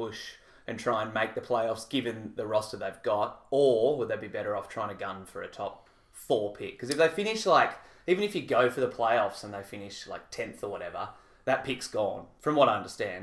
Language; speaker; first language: English; native; English